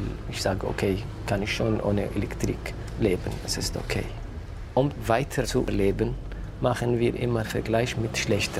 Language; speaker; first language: German; non-native, fluent; Kurdish